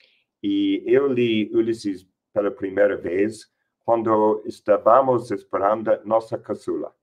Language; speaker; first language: Portuguese; non-native, fluent; English